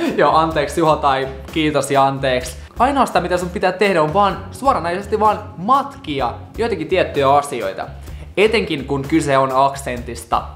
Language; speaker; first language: Finnish; non-native, fluent; Russian